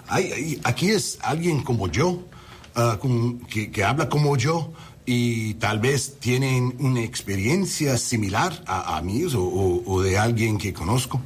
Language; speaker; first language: Spanish; non-native, learner; English